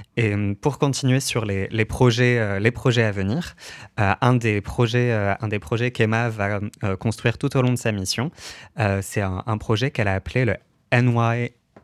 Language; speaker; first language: French; native; French